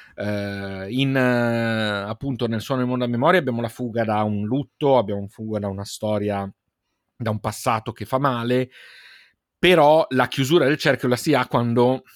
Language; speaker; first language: Italian; native; Italian